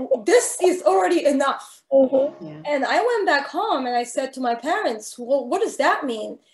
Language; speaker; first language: English; non-native, fluent; Arabic